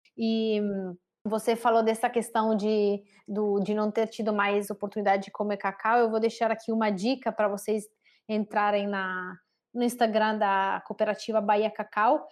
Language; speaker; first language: Portuguese; non-native, fluent; Italian